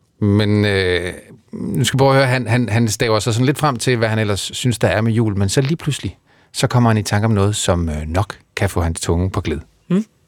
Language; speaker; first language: Danish; native; Danish